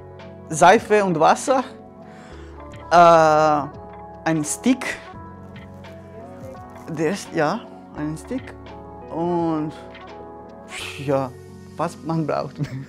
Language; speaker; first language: German; non-native, fluent; Serbian